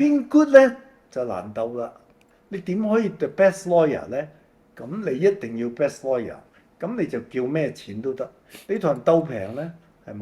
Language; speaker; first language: Cantonese; native; Cantonese